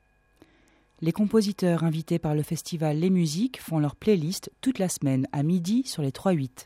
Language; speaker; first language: French; native; French